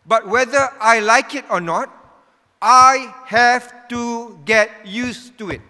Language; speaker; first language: English; non-native, local second language; Malay